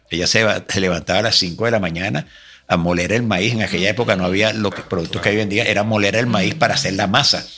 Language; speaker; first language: Spanish; native; Spanish